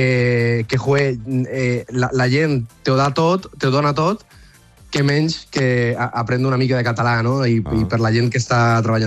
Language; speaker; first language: Catalan; non-native, learner; Spanish